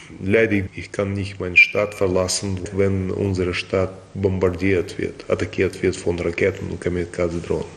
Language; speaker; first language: German; non-native, fluent; Russian